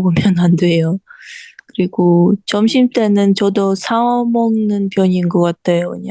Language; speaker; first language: Korean; non-native, fluent; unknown